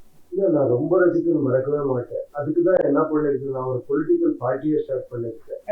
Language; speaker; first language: Tamil; non-native, learner; Kannada